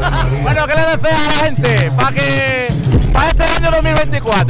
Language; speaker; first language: Spanish; native; Spanish